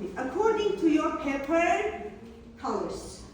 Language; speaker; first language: English; non-native, fluent; Armenian